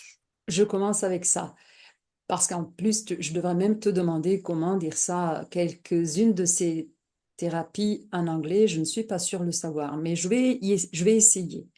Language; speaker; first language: French; non-native, fluent; Italian